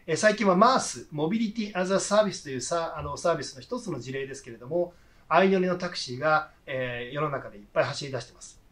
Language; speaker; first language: Japanese; native; Japanese